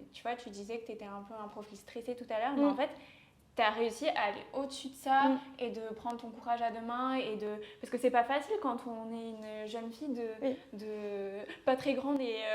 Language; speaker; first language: French; native; French